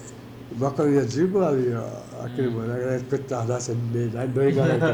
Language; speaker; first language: Japanese; native; Japanese